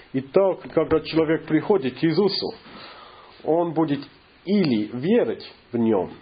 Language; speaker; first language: Russian; non-native, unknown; English